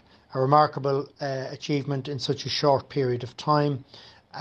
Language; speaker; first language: English; native; English